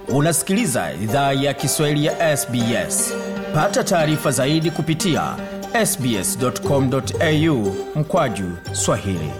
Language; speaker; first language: Swahili; native; Swahili